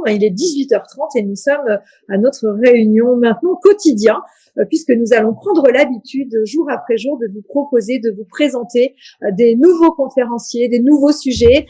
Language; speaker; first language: French; native; French